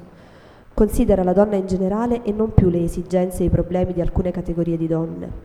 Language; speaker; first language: Italian; native; Italian